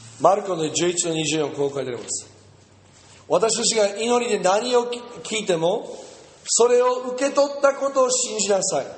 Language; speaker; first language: Japanese; non-native, fluent; English